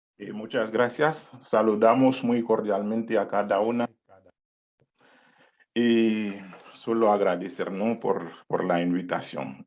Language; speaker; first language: Spanish; non-native, fluent; Haitian Creole